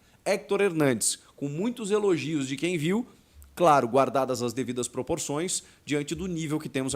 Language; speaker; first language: Portuguese; native; Portuguese